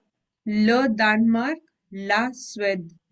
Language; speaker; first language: French; non-native, fluent; Hindi